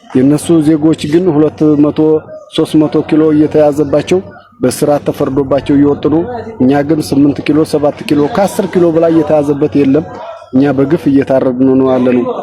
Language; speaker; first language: Amharic; native; Amharic